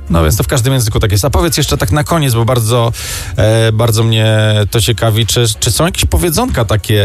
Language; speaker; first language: Polish; native; Polish